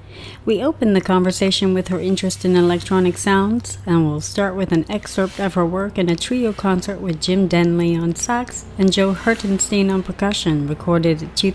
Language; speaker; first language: English; native; English